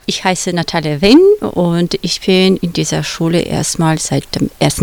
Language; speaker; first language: German; non-native, fluent; Russian